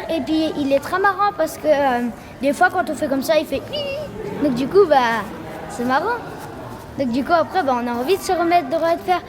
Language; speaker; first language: French; native; French